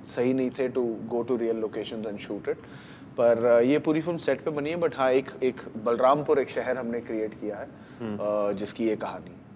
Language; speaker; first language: Hindi; native; Hindi